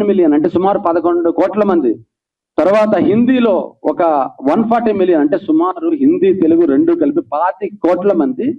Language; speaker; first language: Telugu; native; Telugu